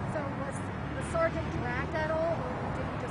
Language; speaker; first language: English; native; English